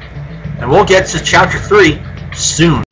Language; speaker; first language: English; native; English